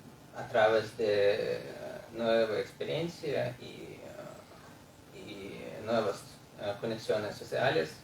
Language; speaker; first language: Spanish; non-native, fluent; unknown